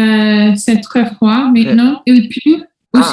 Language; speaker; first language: French; non-native, learner; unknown